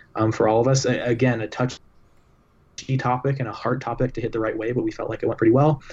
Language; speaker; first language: English; native; English